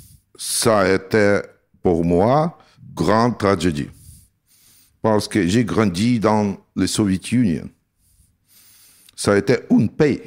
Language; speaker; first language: French; non-native, learner; Russian